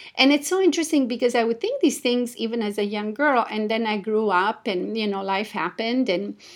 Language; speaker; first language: English; non-native, fluent; Italian